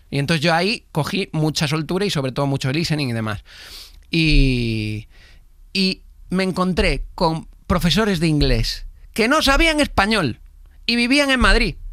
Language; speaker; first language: Spanish; native; Spanish